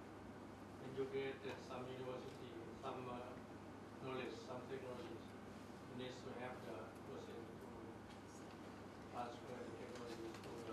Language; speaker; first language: English; non-native, learner; Thai